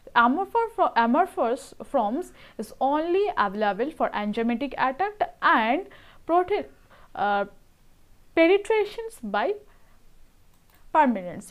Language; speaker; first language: English; non-native, local second language; Bangla